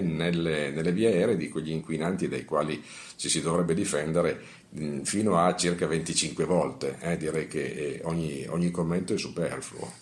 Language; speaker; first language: Italian; native; Italian